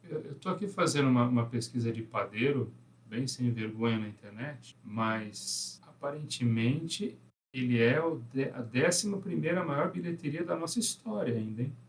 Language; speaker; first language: Portuguese; native; Portuguese